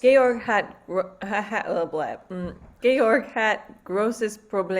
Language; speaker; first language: German; non-native, learner; English